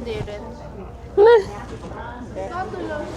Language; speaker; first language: Filipino; early bilingual, heritage; Filipino